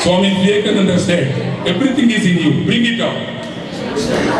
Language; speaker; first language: English; non-native, local second language; Telugu